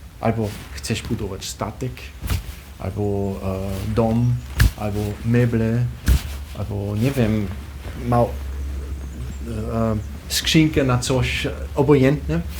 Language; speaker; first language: Polish; non-native, fluent; German